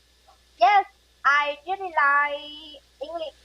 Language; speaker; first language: English; non-native, learner; Vietnamese